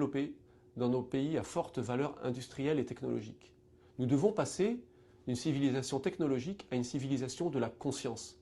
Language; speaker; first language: French; native; French